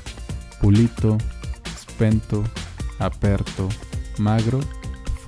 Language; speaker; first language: Italian; non-native, fluent; Spanish